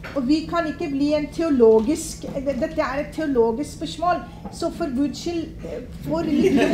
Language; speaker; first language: Norwegian; non-native, fluent; Urdu